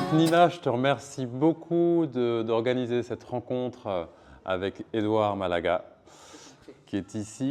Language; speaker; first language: French; native; French